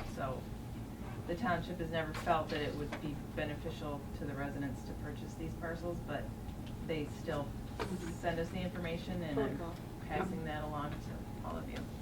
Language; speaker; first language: English; native; English